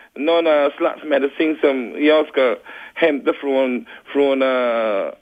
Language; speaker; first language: Swedish; non-native, fluent; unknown